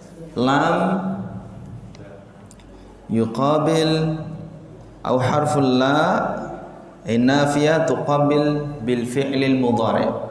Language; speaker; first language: Arabic; non-native, fluent; Indonesian